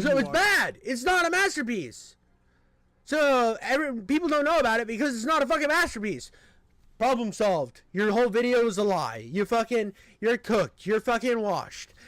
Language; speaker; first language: English; native; English